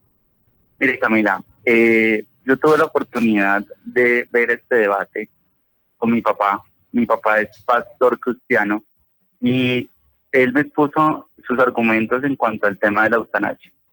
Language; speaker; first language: Spanish; native; Spanish